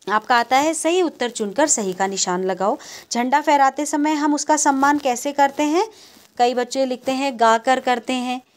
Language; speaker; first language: Hindi; native; Hindi